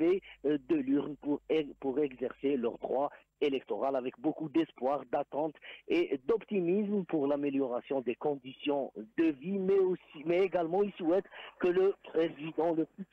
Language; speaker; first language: French; non-native, local second language; Arabic